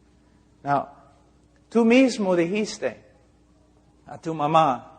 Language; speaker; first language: Spanish; non-native, fluent; English